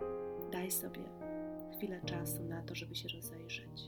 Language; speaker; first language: Polish; native; Polish